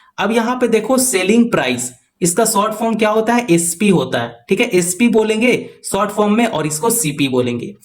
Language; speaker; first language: Hindi; native; Hindi